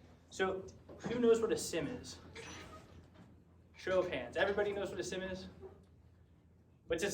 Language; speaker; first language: English; native; English